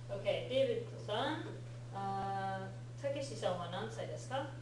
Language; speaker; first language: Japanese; non-native, fluent; English